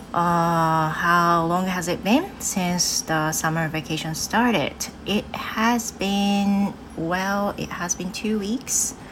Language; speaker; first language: English; non-native, fluent; Japanese